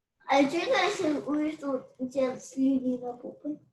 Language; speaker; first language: Russian; early bilingual, heritage; Russian